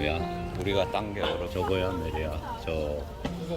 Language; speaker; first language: Korean; native; Korean